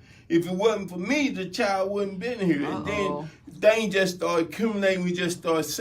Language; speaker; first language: English; native; English